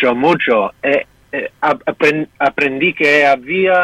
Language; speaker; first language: Spanish; non-native, fluent; English